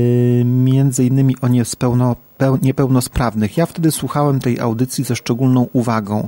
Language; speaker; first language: Polish; native; Polish